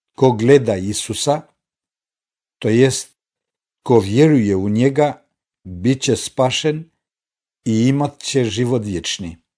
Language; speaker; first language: Croatian; non-native, fluent; Albanian